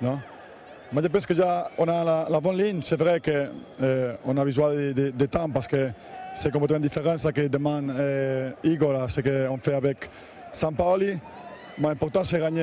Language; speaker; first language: French; non-native, learner; Spanish